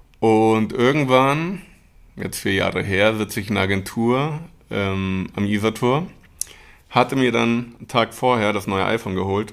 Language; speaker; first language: German; early bilingual, other home language; Spanish